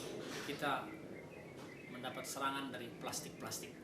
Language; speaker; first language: Malay; native; Malay